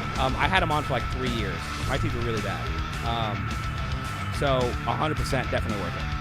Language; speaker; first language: English; native; English